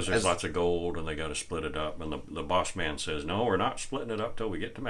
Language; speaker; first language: English; native; English